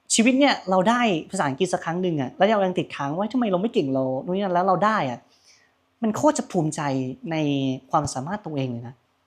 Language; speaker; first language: Thai; native; Thai